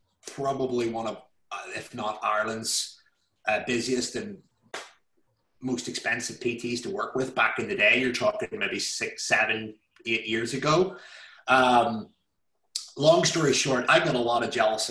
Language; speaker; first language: English; native; English